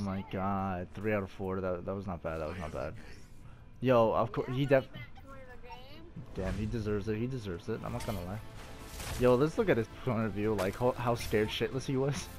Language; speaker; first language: English; native; English